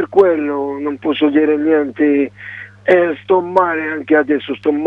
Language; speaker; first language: Italian; non-native, learner; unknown